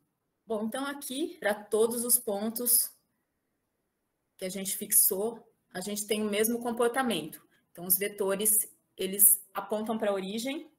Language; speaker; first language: Portuguese; native; Portuguese